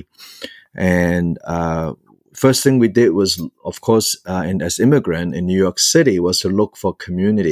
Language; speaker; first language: English; non-native, local second language; Cantonese